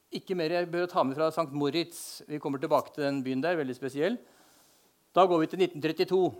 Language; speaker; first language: Norwegian; native; Norwegian